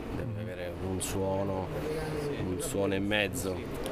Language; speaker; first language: Italian; native; Italian